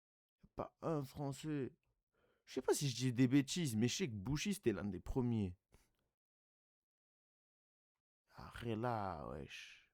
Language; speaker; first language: French; native; French